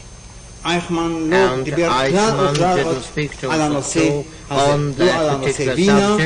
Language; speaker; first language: Hebrew; non-native, fluent; German